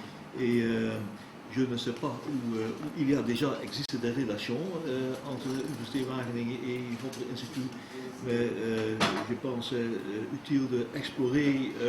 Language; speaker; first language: French; non-native, fluent; Dutch